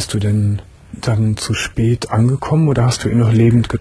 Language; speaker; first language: German; native; German